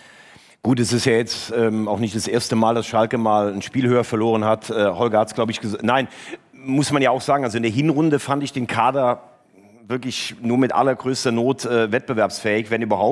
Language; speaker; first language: German; native; German